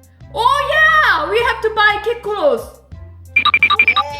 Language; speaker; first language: English; non-native, learner; Korean